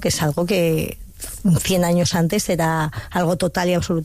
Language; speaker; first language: Spanish; native; Spanish